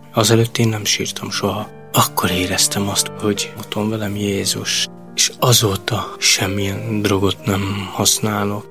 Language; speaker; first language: Hungarian; non-native, local second language; Romany